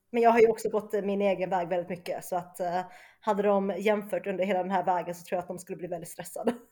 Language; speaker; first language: Swedish; early bilingual, other home language; Chinese